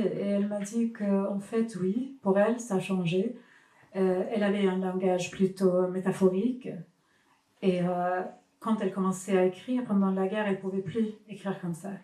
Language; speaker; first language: French; non-native, fluent; Swedish